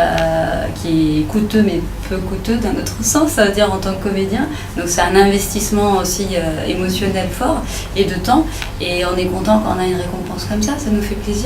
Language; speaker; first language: French; native; French